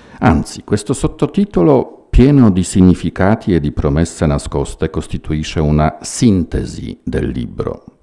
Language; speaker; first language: Italian; non-native, fluent; Polish